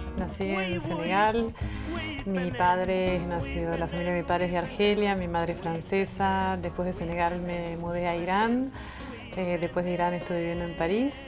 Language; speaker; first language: Spanish; non-native, fluent; French